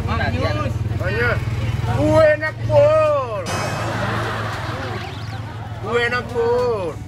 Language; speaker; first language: Indonesian; non-native, learner; Japanese